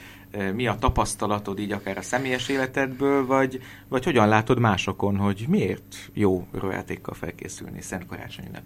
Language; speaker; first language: Hungarian; native; Hungarian